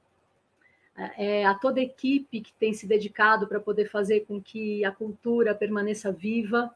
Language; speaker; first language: Portuguese; native; Portuguese